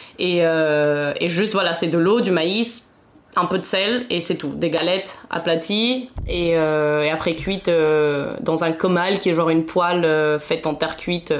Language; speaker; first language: French; non-native, fluent; Spanish